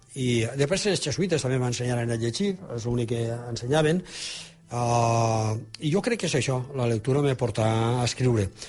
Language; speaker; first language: Catalan; native; Catalan